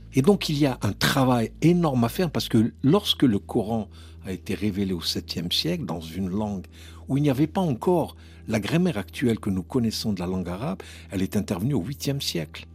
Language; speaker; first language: French; non-native, local second language; Arabic